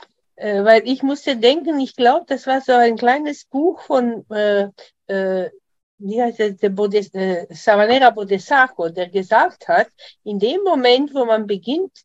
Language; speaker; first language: German; non-native, fluent; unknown